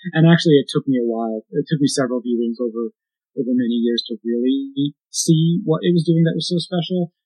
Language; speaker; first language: English; native; English